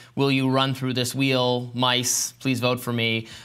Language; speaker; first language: English; native; English